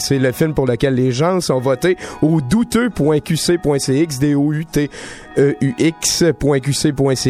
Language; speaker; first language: French; native; French